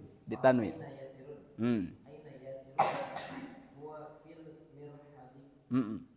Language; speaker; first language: Arabic; non-native, learner; Indonesian